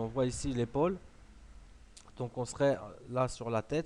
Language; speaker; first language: French; native; French